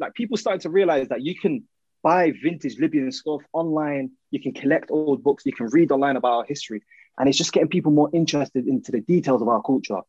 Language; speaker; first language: English; early bilingual, other home language; Arabic